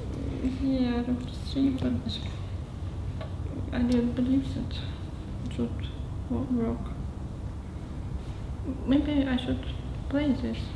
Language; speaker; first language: English; non-native, learner; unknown